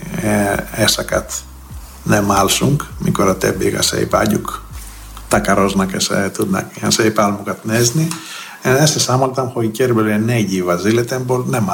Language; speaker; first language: Hungarian; non-native, fluent; Greek